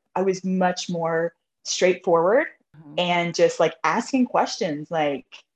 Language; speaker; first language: English; native; English